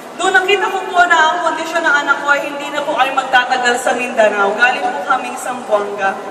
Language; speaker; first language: Filipino; native; Filipino